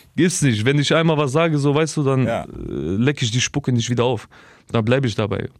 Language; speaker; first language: German; early bilingual, other home language; Albanian